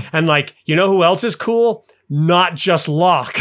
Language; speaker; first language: English; native; English